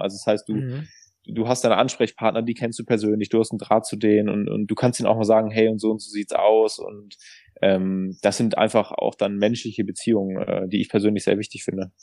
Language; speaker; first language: German; native; German